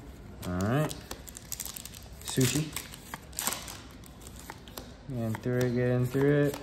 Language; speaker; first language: English; native; English